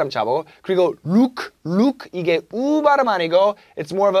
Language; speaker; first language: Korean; non-native, fluent; English